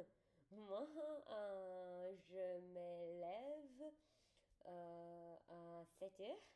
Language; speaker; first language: French; non-native, learner; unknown